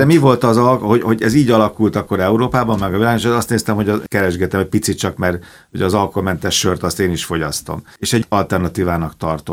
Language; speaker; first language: Hungarian; native; Hungarian